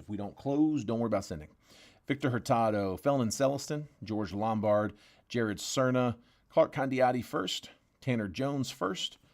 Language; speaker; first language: English; native; English